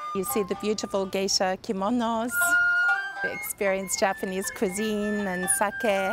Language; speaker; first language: English; native; English